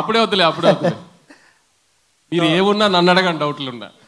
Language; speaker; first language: Telugu; native; Telugu